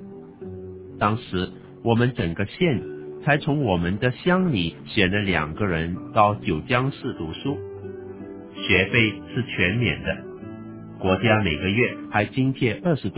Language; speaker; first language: Chinese; native; Chinese